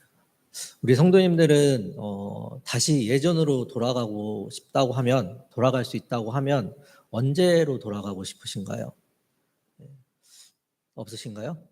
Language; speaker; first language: Korean; native; Korean